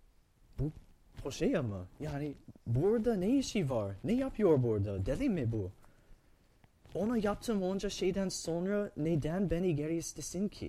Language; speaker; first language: Turkish; non-native, fluent; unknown